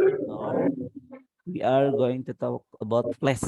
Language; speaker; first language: English; non-native, learner; Indonesian